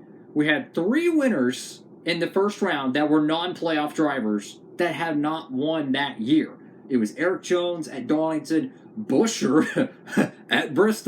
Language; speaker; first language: English; native; English